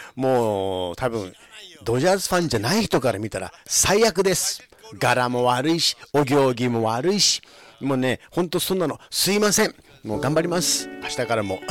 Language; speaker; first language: Japanese; early bilingual, heritage; Japanese